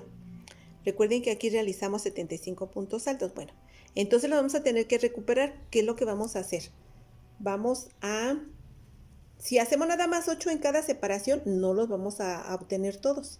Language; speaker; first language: Spanish; native; Spanish